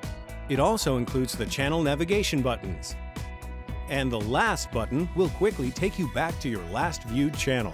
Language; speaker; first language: English; native; English